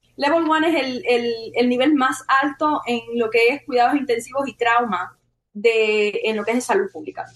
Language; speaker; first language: Spanish; native; Spanish